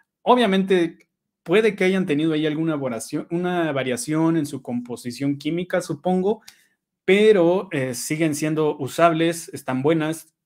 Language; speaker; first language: Spanish; native; Spanish